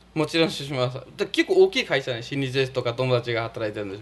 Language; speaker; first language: Japanese; non-native, fluent; Nepali